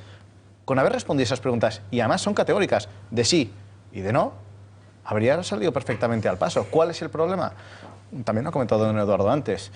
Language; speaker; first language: Spanish; native; Spanish